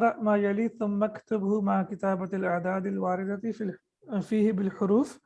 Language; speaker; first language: Arabic; non-native, fluent; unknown